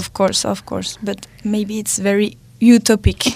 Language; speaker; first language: English; non-native, fluent; French